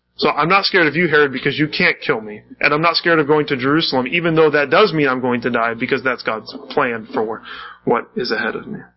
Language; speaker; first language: English; native; English